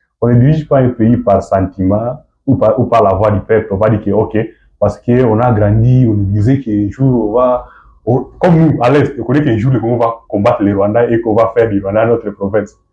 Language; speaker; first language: French; non-native, local second language; Swahili